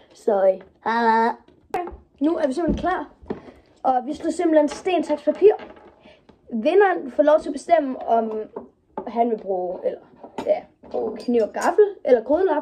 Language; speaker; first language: Danish; native; Danish